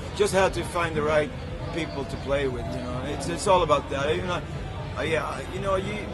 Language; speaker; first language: English; non-native, fluent; Swedish